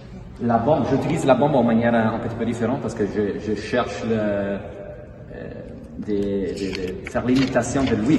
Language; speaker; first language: French; non-native, fluent; Italian